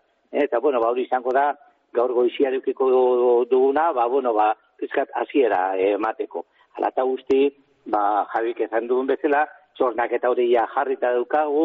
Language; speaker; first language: Basque; native; Basque